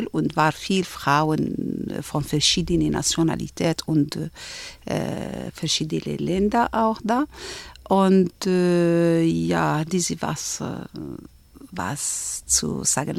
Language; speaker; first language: German; non-native, learner; Arabic